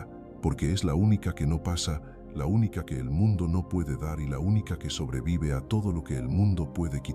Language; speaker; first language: Spanish; native; Spanish